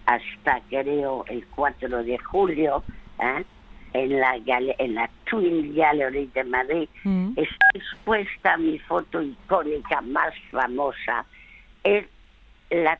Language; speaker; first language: Spanish; early bilingual, other home language; French